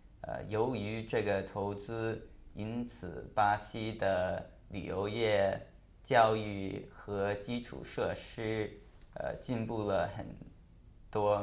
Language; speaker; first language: Chinese; non-native, learner; English